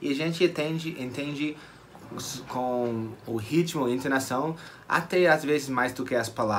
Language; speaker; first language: Portuguese; non-native, fluent; English